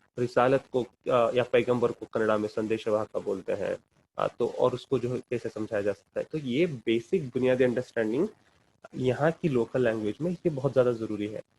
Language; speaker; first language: Urdu; non-native, local second language; Kannada